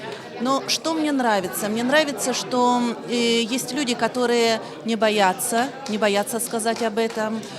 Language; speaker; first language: Russian; non-native, fluent; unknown